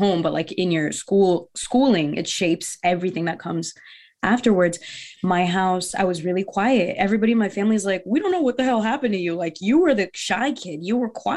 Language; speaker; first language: English; early bilingual, other home language; Portuguese